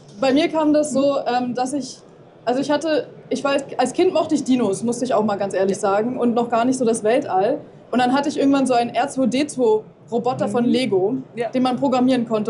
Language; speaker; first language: German; native; German